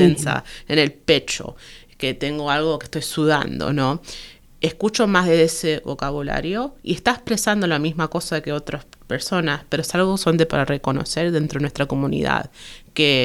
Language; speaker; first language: Spanish; early bilingual, heritage; Spanish